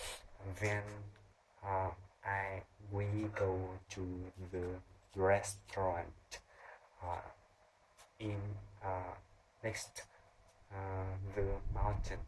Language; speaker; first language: English; non-native, learner; Vietnamese